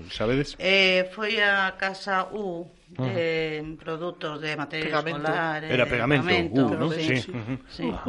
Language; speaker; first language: Galician; non-native, local second language; Spanish